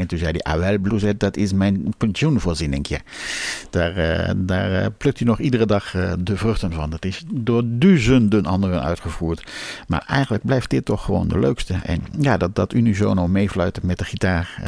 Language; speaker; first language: Dutch; native; Dutch